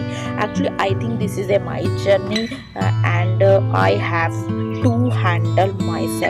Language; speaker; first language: English; non-native, learner; Hindi